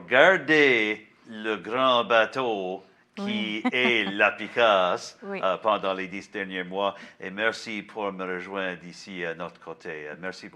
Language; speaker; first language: French; non-native, learner; English